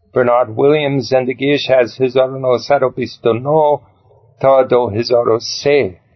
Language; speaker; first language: Persian; non-native, fluent; English